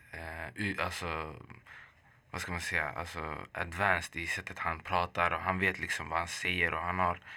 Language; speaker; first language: Swedish; early bilingual, other home language; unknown